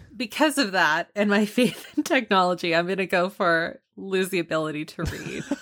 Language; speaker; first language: English; early bilingual, other home language; Spanish